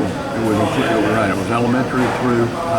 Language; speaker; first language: English; native; English